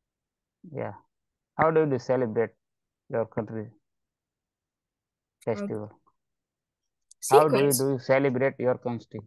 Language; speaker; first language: English; non-native, learner; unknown